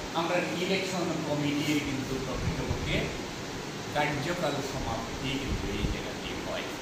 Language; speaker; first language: Bangla; native; Bangla